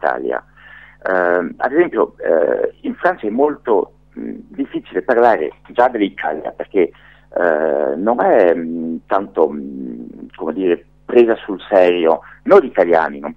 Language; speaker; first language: Italian; non-native, fluent; French